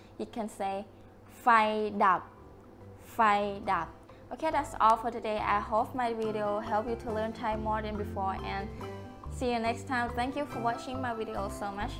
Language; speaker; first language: English; non-native, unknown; Thai